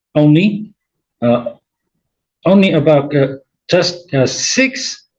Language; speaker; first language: English; non-native, fluent; Korean